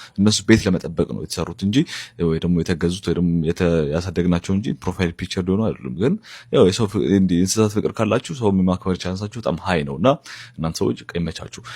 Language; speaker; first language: Amharic; native; Amharic